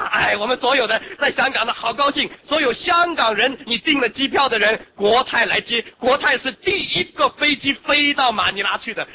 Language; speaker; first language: Chinese; non-native, local second language; Cantonese